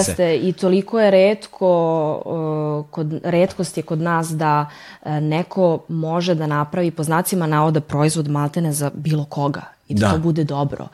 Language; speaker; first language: Serbian; early bilingual, heritage; Serbian